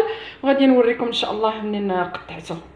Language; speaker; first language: Arabic; native; Arabic